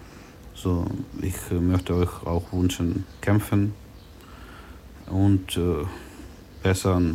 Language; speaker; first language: German; non-native, learner; Ukrainian